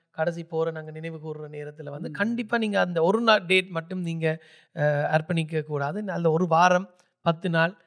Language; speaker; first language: Tamil; early bilingual, heritage; Tamil